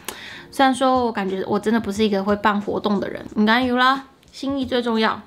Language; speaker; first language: Chinese; native; Chinese